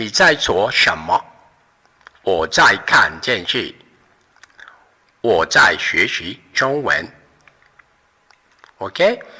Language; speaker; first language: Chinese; non-native, fluent; Portuguese